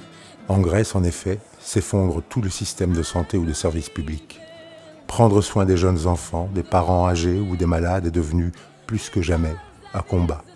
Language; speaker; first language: French; native; French